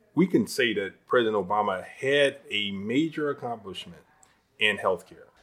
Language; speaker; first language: English; native; English